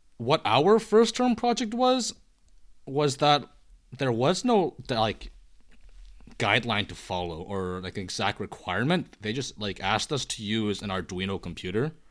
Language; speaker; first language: English; early bilingual, other home language; Korean